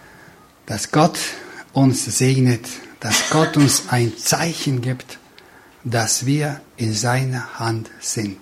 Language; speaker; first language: German; non-native, fluent; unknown